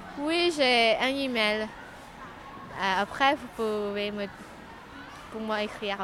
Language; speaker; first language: French; non-native, learner; Lao